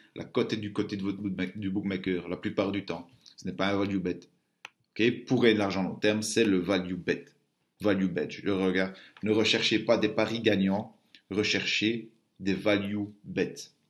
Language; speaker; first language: French; native; French